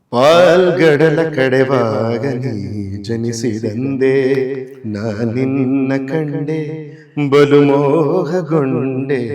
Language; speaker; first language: Kannada; native; Kannada